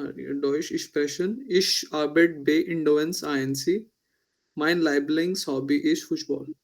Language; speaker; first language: German; non-native, learner; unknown